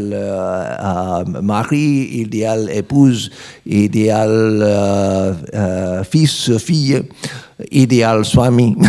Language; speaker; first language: French; non-native, learner; English